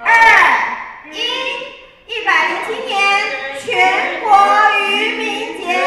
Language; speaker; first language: Chinese; native; Chinese